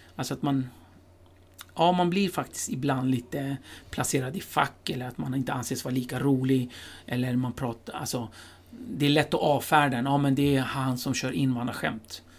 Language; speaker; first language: Swedish; early bilingual, other home language; Kurdish